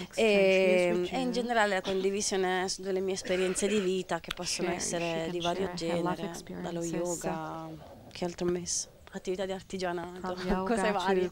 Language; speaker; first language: Italian; native; Italian